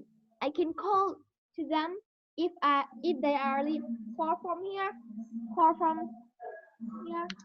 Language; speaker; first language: English; non-native, learner; Vietnamese